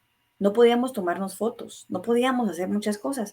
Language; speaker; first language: Spanish; native; Spanish